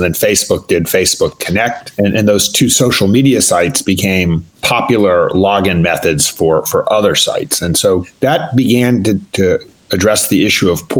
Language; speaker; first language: English; native; English